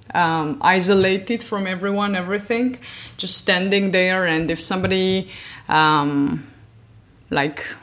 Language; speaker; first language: English; non-native, fluent; Georgian